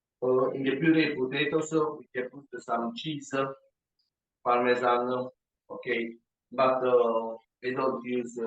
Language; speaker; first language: English; non-native, learner; Italian